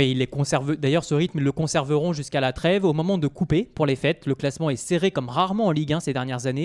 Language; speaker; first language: French; native; French